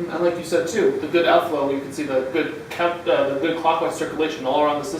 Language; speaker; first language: English; native; English